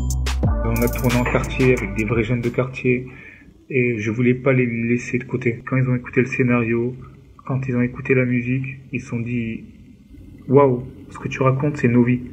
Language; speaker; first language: French; native; French